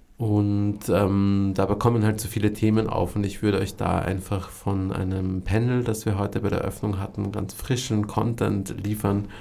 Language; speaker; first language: German; native; German